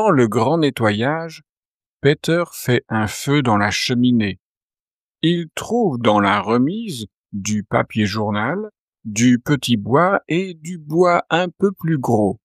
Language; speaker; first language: French; native; French